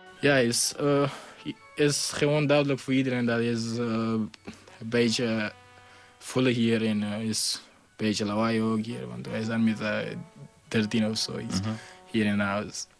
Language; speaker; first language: Dutch; non-native, learner; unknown